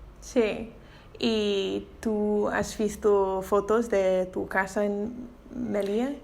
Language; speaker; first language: Spanish; non-native, learner; English